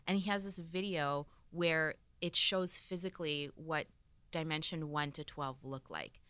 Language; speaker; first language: English; native; English